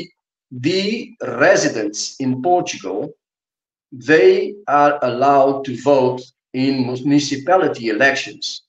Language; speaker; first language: English; non-native, fluent; Portuguese